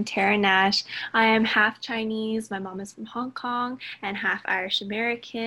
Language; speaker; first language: English; native; English